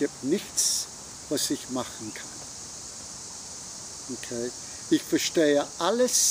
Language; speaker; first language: German; non-native, fluent; English